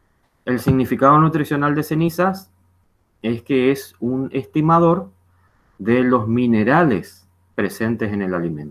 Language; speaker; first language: Spanish; native; Spanish